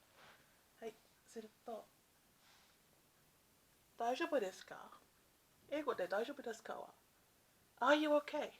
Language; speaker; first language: Japanese; non-native, learner; English